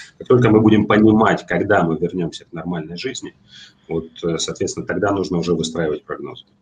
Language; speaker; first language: Russian; native; Russian